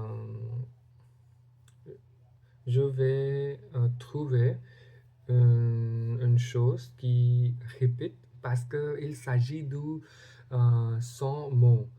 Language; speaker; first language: French; non-native, learner; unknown